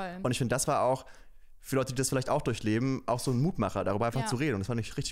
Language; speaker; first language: German; native; German